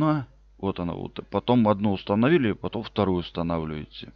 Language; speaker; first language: Russian; native; Russian